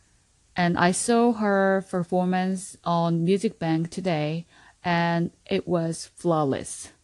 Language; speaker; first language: English; non-native, fluent; Korean